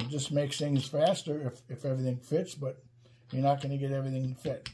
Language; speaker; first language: English; native; English